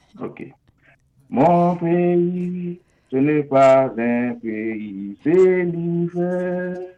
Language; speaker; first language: French; non-native, local second language; Haitian Creole